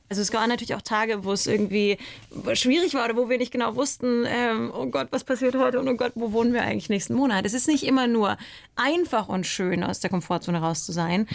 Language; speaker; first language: German; native; German